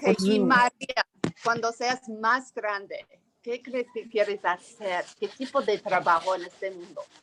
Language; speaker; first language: Spanish; non-native, fluent; English